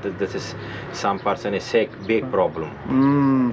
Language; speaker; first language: English; non-native, learner; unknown